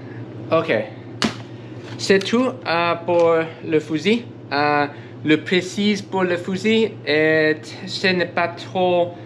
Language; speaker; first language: French; non-native, learner; English